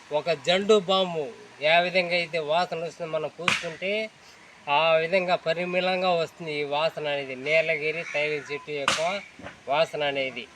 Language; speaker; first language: Telugu; native; Telugu